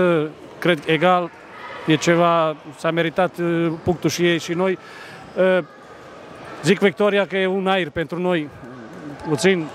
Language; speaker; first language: Romanian; non-native, fluent; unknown